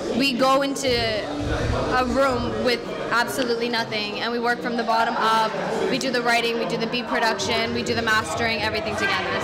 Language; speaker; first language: English; native; English